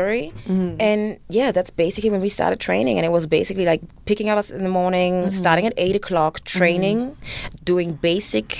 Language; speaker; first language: English; non-native, fluent; German